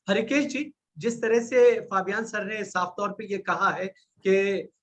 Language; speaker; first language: Hindi; native; Hindi